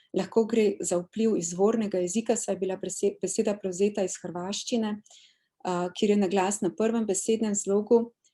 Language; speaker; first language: Slovenian; native; Slovenian